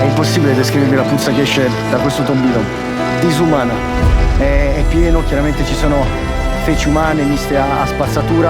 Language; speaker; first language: Italian; native; Italian